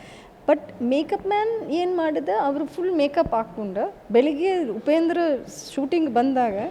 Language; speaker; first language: Kannada; early bilingual, heritage; English